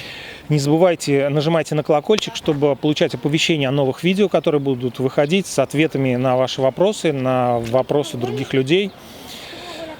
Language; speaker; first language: Russian; native; Russian